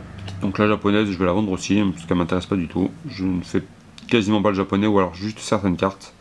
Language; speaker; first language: French; native; French